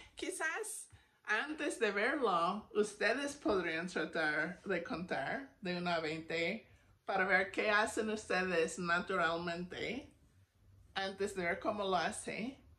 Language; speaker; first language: Spanish; non-native, fluent; English